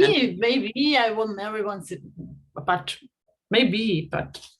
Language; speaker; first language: English; non-native, fluent; German